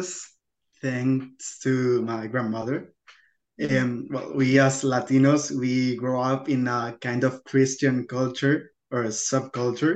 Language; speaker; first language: English; non-native, fluent; Spanish